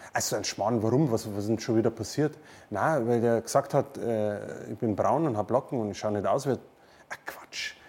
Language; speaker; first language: German; native; German